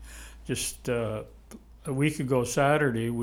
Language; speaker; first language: English; native; English